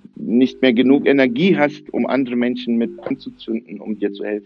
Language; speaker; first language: German; early bilingual, other home language; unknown